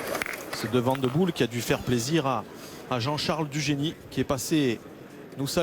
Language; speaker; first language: French; native; French